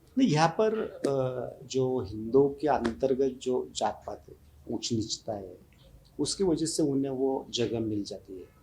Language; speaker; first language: Hindi; non-native, local second language; Marathi